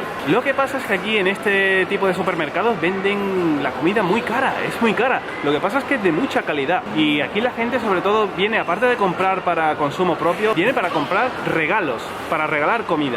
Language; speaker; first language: Spanish; native; Spanish